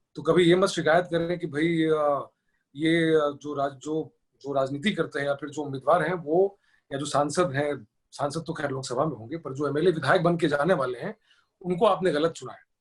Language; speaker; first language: Hindi; native; Hindi